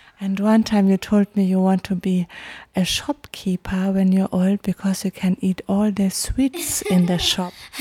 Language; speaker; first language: English; non-native, fluent; German